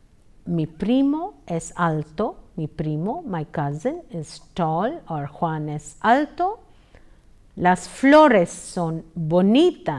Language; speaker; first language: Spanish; non-native, fluent; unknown